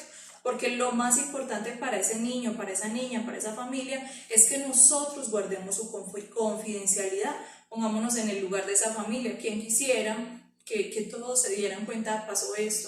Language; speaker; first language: Spanish; native; Spanish